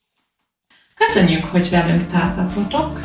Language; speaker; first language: Hungarian; non-native, learner; English